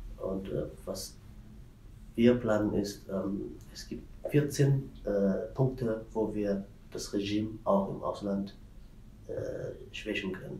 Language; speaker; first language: German; non-native, fluent; Tigrinya